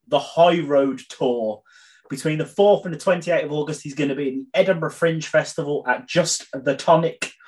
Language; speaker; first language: English; native; English